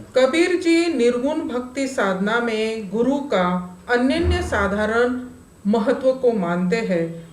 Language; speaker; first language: Hindi; non-native, local second language; Marathi